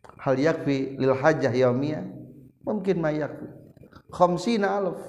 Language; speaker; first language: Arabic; non-native, fluent; Indonesian